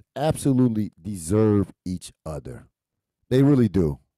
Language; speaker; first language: English; native; English